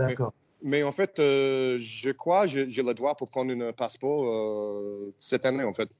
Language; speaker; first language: French; non-native, learner; English